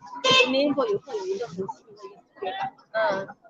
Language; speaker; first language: Chinese; native; Chinese